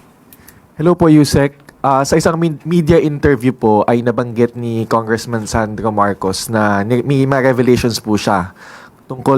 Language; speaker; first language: Filipino; native; Filipino